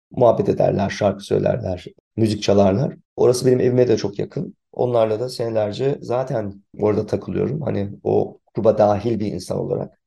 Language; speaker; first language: Turkish; early bilingual, heritage; Turkish